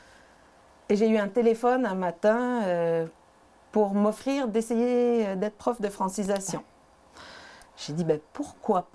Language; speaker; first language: French; native; French